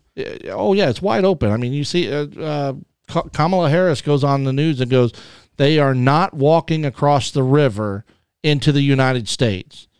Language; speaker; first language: English; native; English